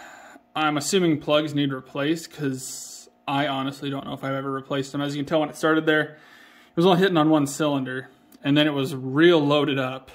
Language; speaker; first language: English; native; English